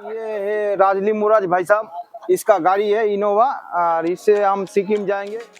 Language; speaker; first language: Hindi; non-native, local second language; Bangla